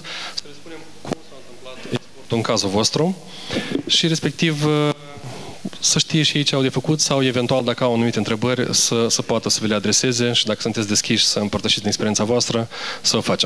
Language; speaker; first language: Romanian; native; Romanian